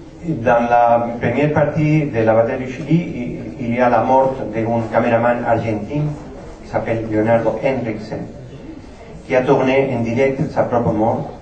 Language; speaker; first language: French; non-native, fluent; Spanish